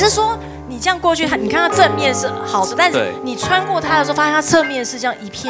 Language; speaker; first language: Chinese; native; Chinese